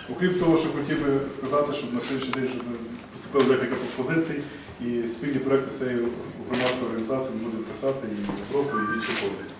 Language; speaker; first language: Ukrainian; native; Ukrainian